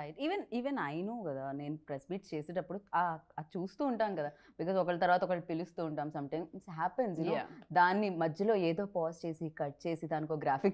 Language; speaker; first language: Telugu; native; Telugu